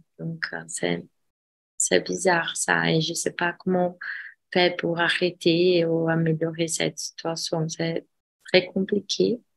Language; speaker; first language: French; non-native, learner; Portuguese